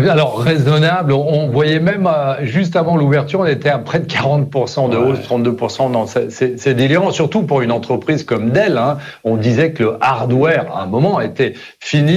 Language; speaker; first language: French; native; French